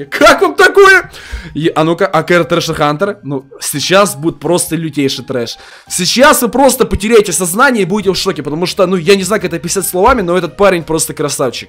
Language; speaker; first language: Russian; native; Russian